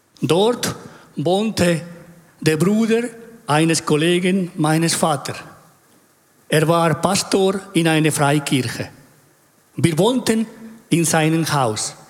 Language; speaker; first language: German; non-native, fluent; Spanish